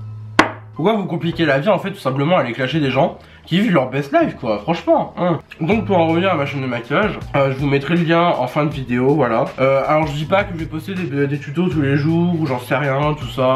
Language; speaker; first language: French; native; French